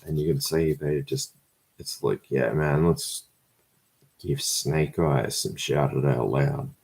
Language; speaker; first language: English; native; English